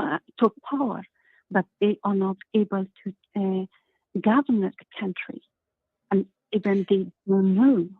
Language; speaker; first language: English; non-native, learner; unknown